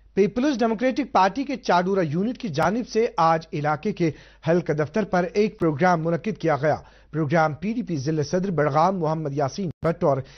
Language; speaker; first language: Urdu; non-native, local second language; Kashmiri